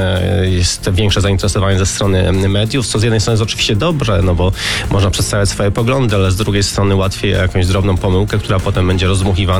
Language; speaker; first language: Polish; native; Polish